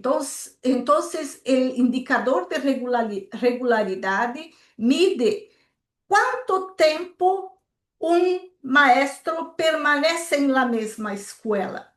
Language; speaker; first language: Spanish; non-native, local second language; Portuguese